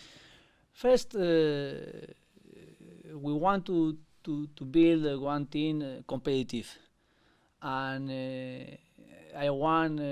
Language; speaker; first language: English; non-native, learner; Spanish